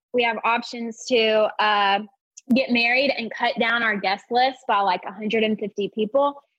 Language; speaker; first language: English; native; English